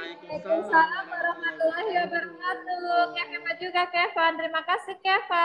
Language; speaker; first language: Indonesian; native; Indonesian